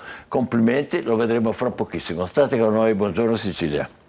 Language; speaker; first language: Italian; native; Italian